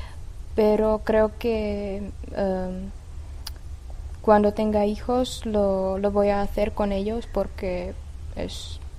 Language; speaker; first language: Spanish; non-native, fluent; Czech